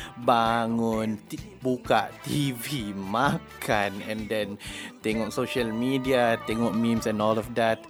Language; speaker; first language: English; non-native, local second language; Malay